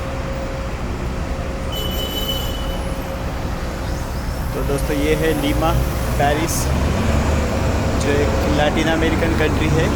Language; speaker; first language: Hindi; non-native, local second language; Marathi